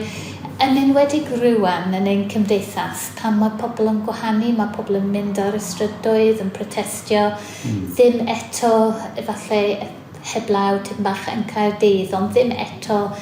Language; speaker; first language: Welsh; non-native, fluent; English